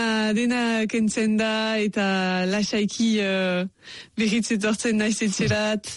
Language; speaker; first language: Basque; non-native, local second language; French